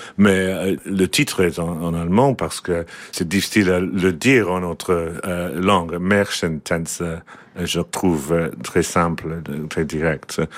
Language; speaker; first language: French; non-native, learner; English